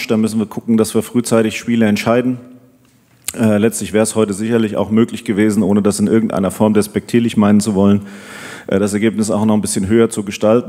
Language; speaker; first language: German; native; German